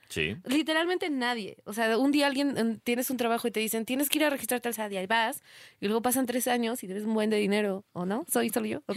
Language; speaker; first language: Spanish; native; Spanish